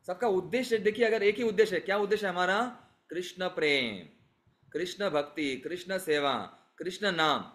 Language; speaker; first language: Hindi; non-native, local second language; Marathi